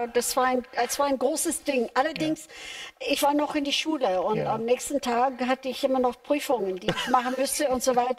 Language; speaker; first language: German; non-native, fluent; English